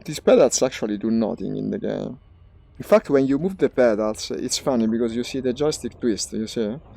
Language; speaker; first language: English; non-native, fluent; Italian